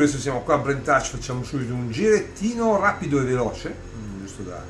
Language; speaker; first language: Italian; native; Italian